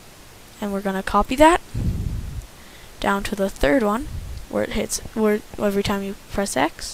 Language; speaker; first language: English; native; English